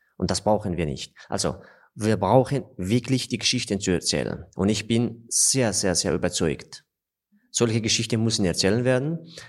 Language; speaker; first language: German; non-native, fluent; Persian